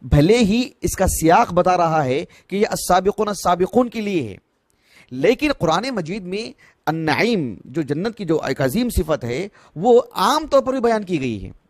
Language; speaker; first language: Urdu; native; Urdu